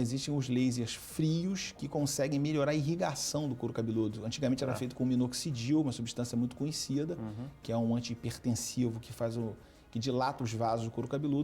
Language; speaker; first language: Portuguese; native; Portuguese